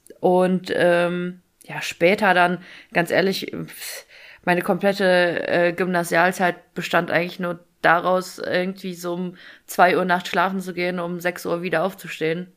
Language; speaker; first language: German; early bilingual, other home language; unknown